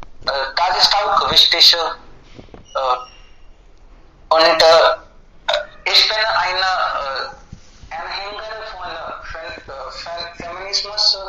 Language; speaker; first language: German; non-native, learner; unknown